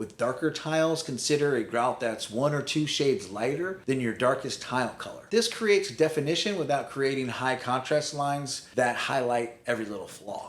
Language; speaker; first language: English; native; English